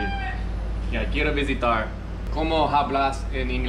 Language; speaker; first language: Spanish; non-native, learner; English